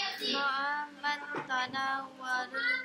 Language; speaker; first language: Arabic; non-native, learner; Indonesian